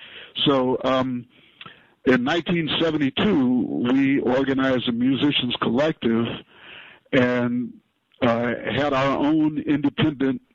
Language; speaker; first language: English; native; English